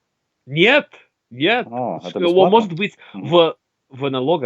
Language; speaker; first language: Russian; non-native, learner; English